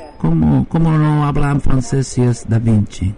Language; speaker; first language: Spanish; non-native, learner; French